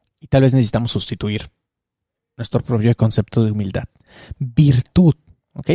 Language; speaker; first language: Spanish; native; Spanish